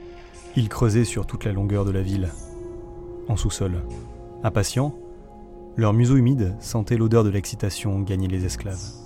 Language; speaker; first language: French; native; French